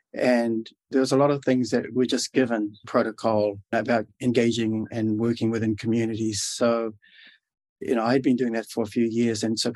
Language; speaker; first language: English; native; English